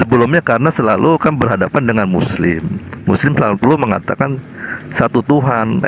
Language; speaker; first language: Indonesian; native; Indonesian